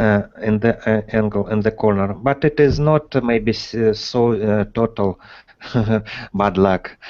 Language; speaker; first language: English; non-native, learner; Russian